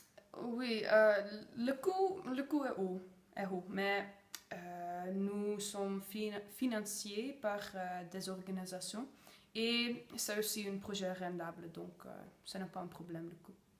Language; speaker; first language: French; non-native, learner; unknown